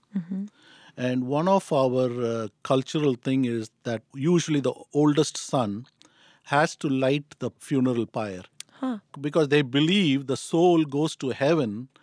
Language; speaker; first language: English; non-native, local second language; Tamil